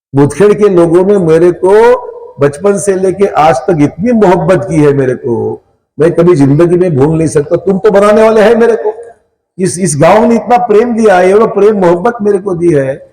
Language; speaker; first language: Hindi; non-native, local second language; Marathi